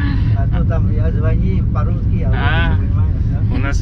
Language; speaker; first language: Russian; non-native, learner; Vietnamese